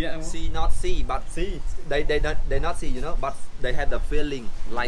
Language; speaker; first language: English; non-native, learner; Khmer